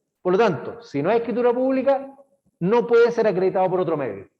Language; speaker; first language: Spanish; native; Spanish